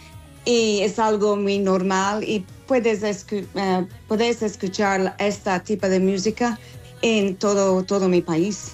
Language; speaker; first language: Spanish; non-native, learner; English